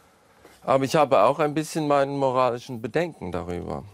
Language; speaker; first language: German; non-native, fluent; English